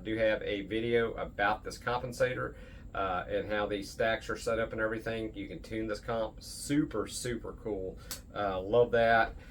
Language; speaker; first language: English; native; English